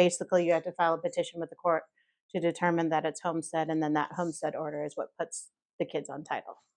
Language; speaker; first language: English; native; English